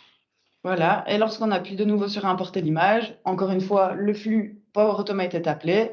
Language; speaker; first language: French; native; French